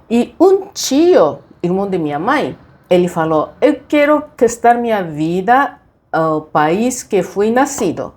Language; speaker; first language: Portuguese; non-native, fluent; Japanese